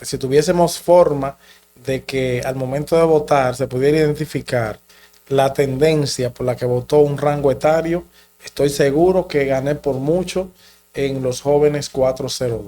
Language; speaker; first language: Spanish; native; Spanish